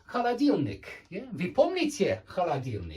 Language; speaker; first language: Russian; non-native, fluent; English